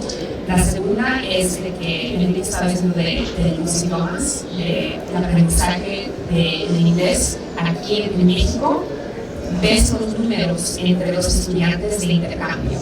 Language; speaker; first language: Spanish; early bilingual, heritage; Spanish